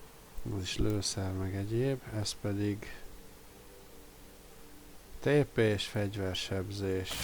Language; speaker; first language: Hungarian; native; Hungarian